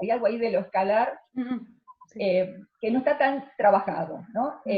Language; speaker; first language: Spanish; native; Spanish